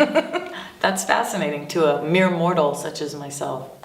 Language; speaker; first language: English; native; English